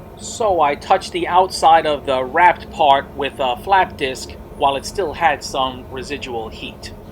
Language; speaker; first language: English; native; English